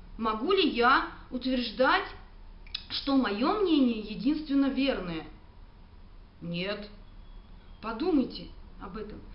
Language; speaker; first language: Russian; native; Russian